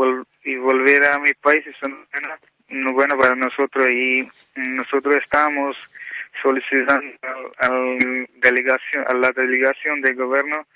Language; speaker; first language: Spanish; non-native, learner; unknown